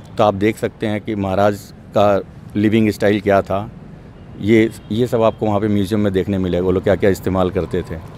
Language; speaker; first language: Hindi; native; Hindi